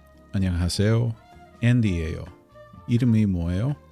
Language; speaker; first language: Korean; non-native, learner; English